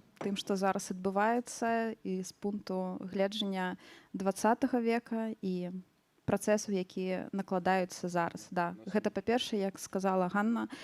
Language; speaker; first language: Belarusian; non-native, local second language; Russian